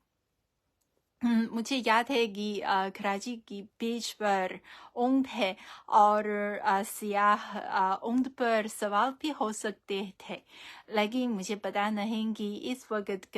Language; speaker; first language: Urdu; non-native, fluent; Chinese